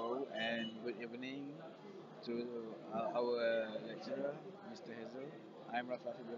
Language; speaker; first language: English; non-native, learner; Malay